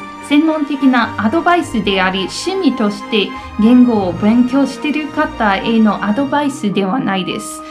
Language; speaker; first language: Japanese; non-native, fluent; English